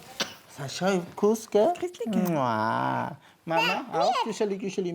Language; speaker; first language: German; non-native, fluent; Spanish